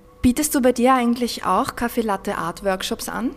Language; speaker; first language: German; native; German